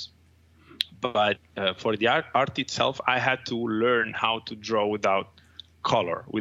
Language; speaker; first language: English; non-native, fluent; Italian